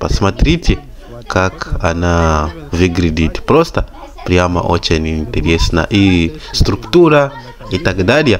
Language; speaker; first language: Russian; non-native, fluent; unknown